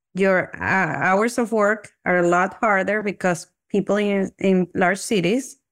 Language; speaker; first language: English; non-native, fluent; Spanish